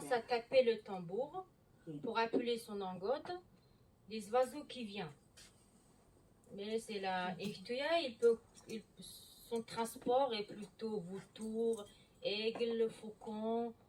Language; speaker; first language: French; non-native, learner; Mongolian